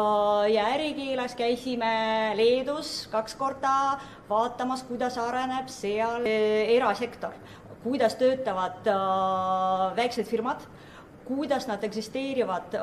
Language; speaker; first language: Estonian; non-native, fluent; Russian